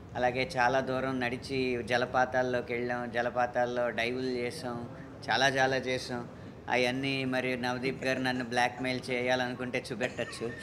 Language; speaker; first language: Telugu; native; Telugu